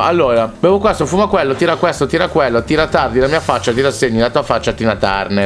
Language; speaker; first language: Italian; native; Italian